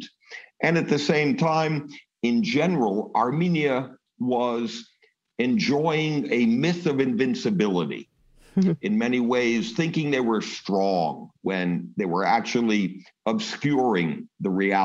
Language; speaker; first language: English; native; English